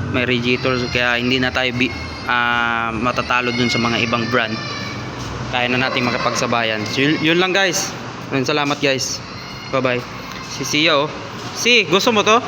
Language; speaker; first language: Filipino; native; Filipino